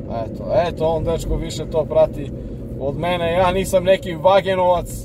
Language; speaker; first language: Serbian; native; Serbian